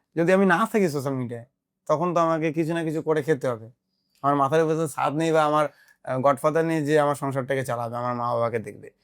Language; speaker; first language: Bangla; non-native, local second language; Rangpuri